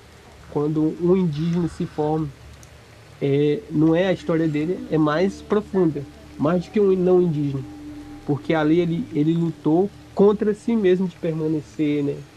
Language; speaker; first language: Portuguese; non-native, local second language; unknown